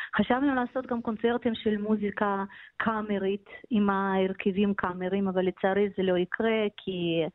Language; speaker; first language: Hebrew; non-native, fluent; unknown